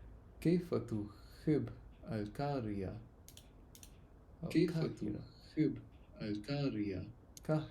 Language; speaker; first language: Arabic; non-native, learner; English